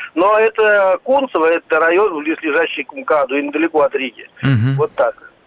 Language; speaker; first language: Russian; native; Russian